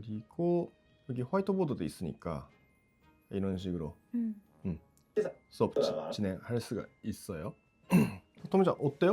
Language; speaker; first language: Korean; non-native, fluent; Japanese